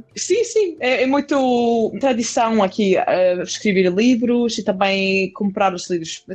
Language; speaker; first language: Portuguese; non-native, fluent; Icelandic